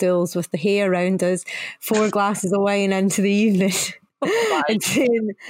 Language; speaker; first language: English; native; English